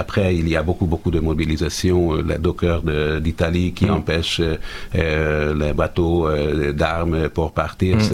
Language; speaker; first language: French; non-native, fluent; Hungarian